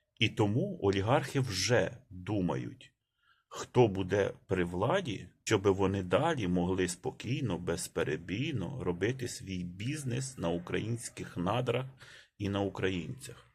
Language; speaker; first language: Ukrainian; native; Ukrainian